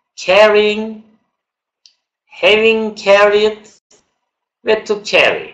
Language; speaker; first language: English; non-native, fluent; Turkish